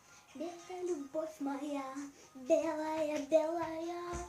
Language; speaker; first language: Russian; native; Russian